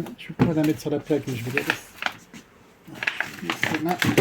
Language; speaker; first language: French; native; French